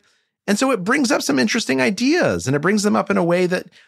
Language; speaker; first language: English; native; English